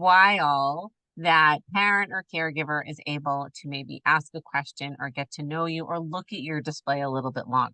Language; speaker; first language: English; native; English